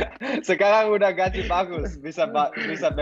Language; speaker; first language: Indonesian; non-native, learner; Dutch